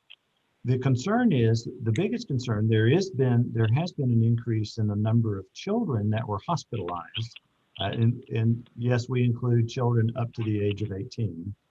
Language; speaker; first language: English; native; English